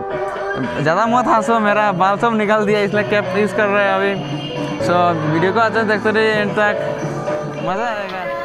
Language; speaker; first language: Hindi; non-native, local second language; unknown